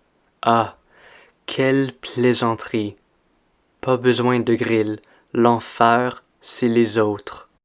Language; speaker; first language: French; non-native, fluent; English